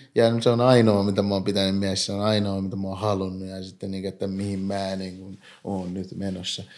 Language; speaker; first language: Finnish; early bilingual, other home language; English